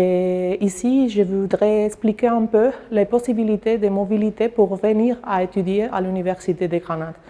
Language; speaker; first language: French; non-native, learner; Spanish